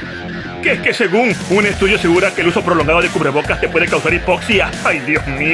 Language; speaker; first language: Spanish; native; Spanish